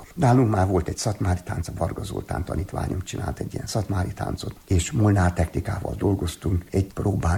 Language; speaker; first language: Hungarian; native; Hungarian